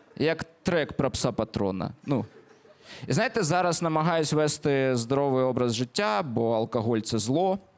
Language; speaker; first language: Ukrainian; non-native, local second language; Russian